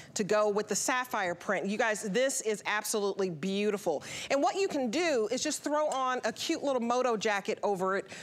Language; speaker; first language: English; native; English